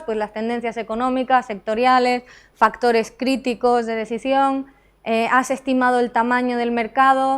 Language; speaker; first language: Spanish; native; Spanish